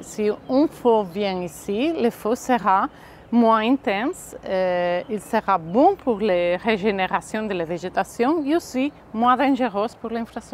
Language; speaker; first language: French; non-native, fluent; Catalan